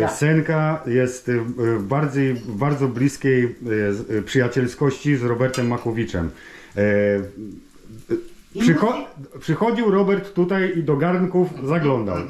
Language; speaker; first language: Polish; native; Polish